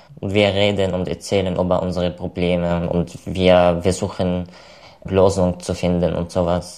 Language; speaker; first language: German; non-native, learner; Arabic